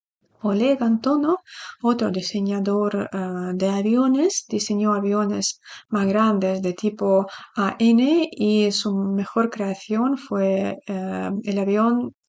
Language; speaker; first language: Spanish; non-native, fluent; Ukrainian